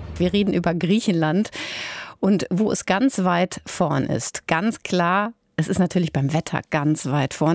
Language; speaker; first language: German; native; German